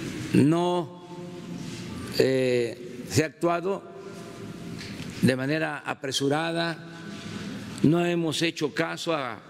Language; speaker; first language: Spanish; native; Spanish